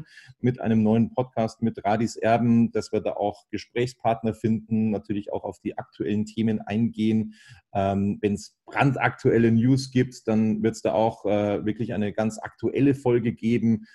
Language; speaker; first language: German; native; German